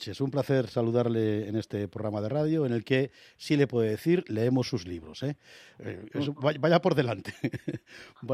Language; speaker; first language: Spanish; native; Spanish